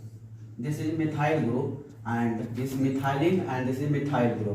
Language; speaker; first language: English; non-native, local second language; Hindi